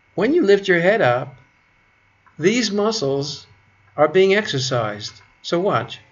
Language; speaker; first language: English; native; English